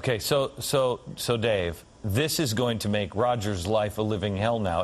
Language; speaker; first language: English; native; English